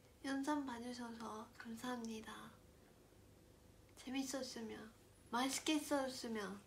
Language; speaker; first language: Korean; non-native, fluent; Japanese